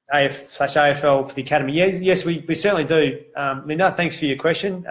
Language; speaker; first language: English; native; English